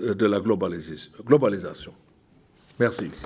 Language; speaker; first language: French; non-native, fluent; German